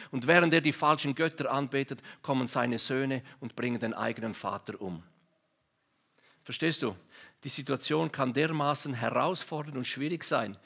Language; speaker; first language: German; non-native, local second language; Romansh